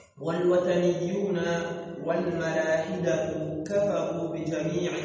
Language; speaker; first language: Arabic; non-native, fluent; Swahili